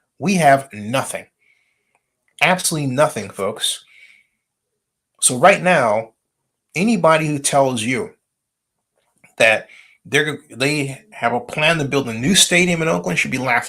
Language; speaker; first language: English; native; English